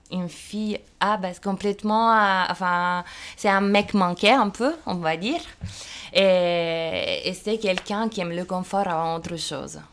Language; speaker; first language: French; non-native, fluent; Italian